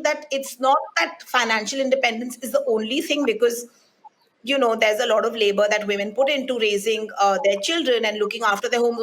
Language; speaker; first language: English; non-native, local second language; Hindi